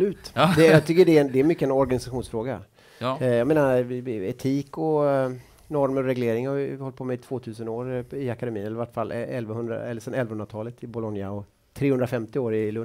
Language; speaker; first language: Swedish; native; Swedish